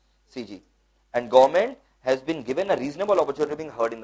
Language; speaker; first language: English; non-native, local second language; Hindi